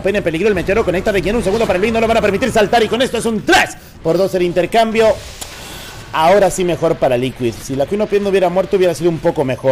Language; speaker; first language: Spanish; native; Spanish